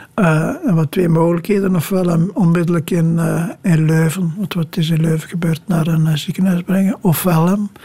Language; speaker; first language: Dutch; native; Dutch